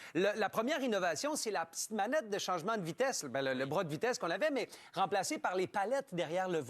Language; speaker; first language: French; native; French